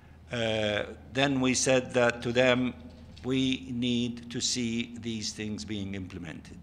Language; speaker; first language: English; non-native, fluent; Arabic